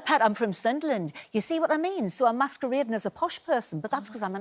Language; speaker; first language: English; native; English